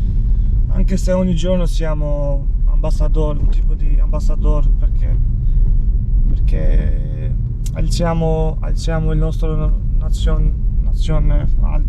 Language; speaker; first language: Italian; non-native, fluent; Albanian